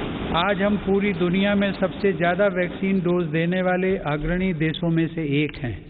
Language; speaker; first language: Hindi; native; Hindi